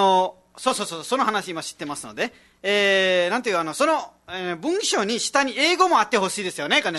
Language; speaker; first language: Japanese; non-native, fluent; Nepali